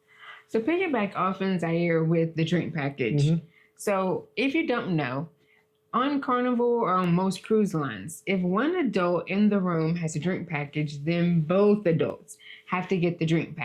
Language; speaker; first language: English; native; English